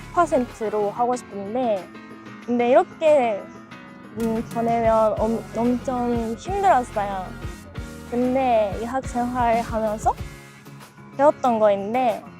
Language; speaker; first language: Korean; non-native, learner; Japanese